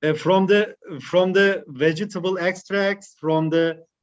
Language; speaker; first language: English; non-native, fluent; Turkish